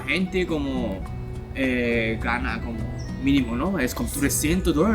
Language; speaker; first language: Spanish; non-native, learner; Japanese